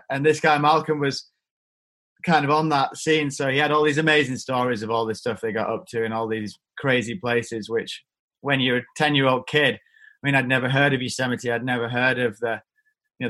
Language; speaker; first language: English; native; English